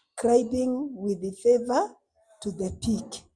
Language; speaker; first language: English; non-native, local second language; Swahili